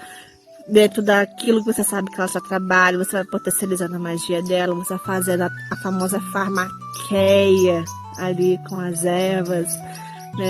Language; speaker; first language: Portuguese; native; Portuguese